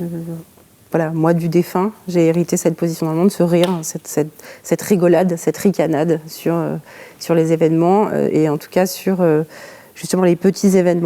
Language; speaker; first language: French; native; French